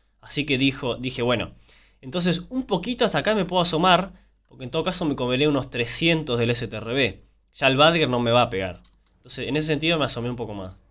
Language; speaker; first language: Spanish; native; Spanish